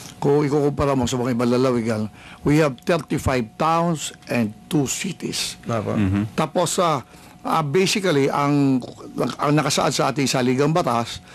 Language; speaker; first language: Filipino; non-native, local second language; Bikol